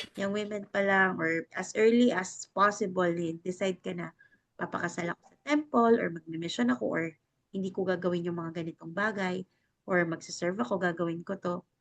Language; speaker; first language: Filipino; native; Filipino